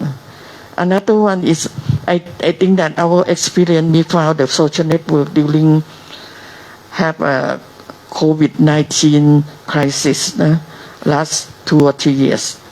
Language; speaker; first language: English; non-native, learner; Thai